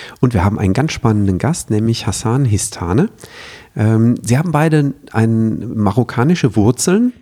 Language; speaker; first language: German; native; German